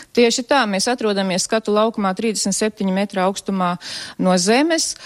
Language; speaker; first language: Latvian; native; Latvian